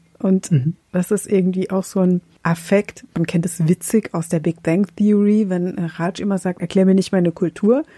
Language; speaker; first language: German; native; German